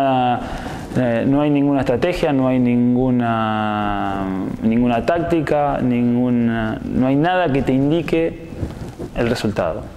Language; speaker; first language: Spanish; native; Spanish